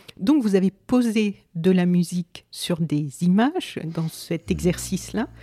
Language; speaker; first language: French; native; French